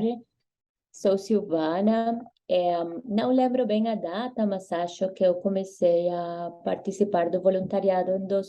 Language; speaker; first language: Portuguese; non-native, fluent; Spanish